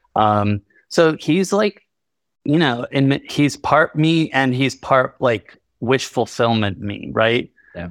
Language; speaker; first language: English; early bilingual, other home language; Spanish